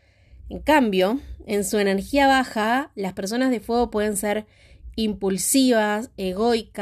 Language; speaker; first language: Spanish; native; Spanish